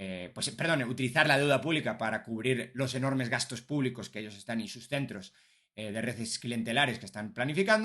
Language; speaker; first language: Spanish; native; Spanish